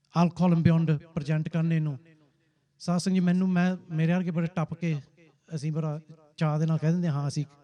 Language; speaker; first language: Punjabi; early bilingual, heritage; Punjabi